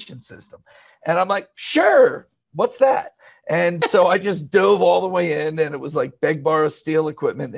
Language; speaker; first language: English; native; English